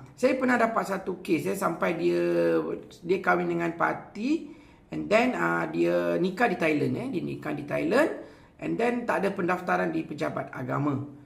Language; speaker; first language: Malay; non-native, local second language; Tamil